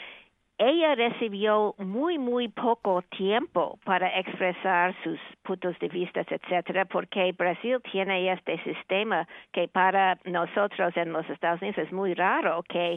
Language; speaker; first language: Spanish; non-native, fluent; English